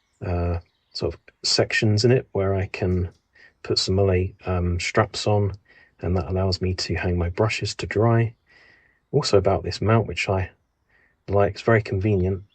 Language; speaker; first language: English; native; English